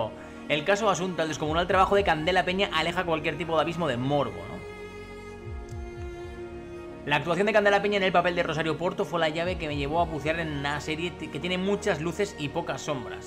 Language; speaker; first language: Spanish; native; Spanish